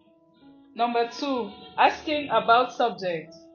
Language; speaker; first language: English; non-native, fluent; French